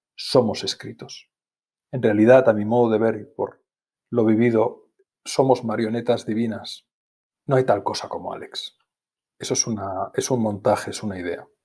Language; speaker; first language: Spanish; native; Spanish